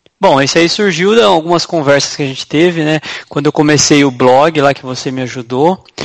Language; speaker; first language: Portuguese; native; Portuguese